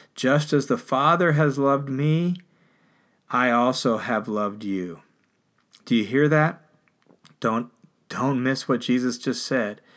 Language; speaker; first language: English; native; English